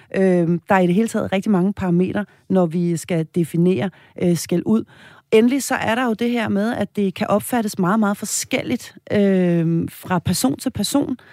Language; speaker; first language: Danish; native; Danish